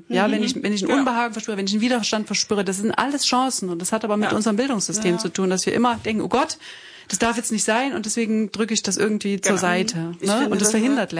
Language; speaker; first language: German; native; German